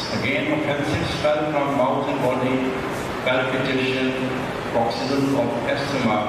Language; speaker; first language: English; non-native, local second language; Urdu